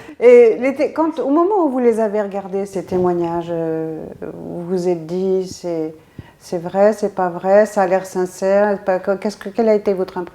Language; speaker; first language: French; native; French